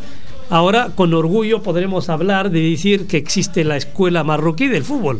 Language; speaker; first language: Spanish; non-native, fluent; Arabic